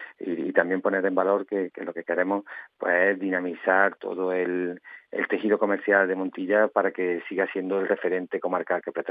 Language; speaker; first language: Spanish; native; Spanish